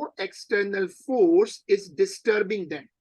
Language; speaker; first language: English; non-native, local second language; Urdu